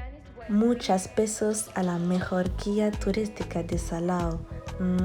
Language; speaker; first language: Spanish; non-native, learner; French